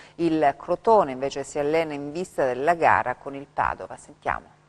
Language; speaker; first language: Italian; native; Italian